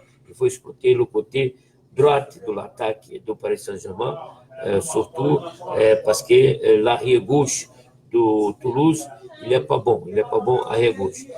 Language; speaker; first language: French; non-native, fluent; Portuguese